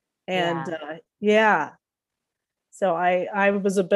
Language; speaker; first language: English; native; English